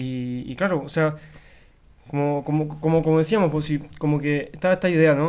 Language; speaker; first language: Spanish; native; Spanish